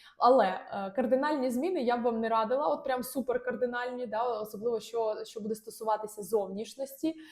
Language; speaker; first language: Ukrainian; non-native, local second language; Russian